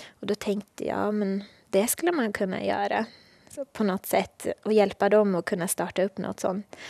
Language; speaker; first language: Swedish; early bilingual, other home language; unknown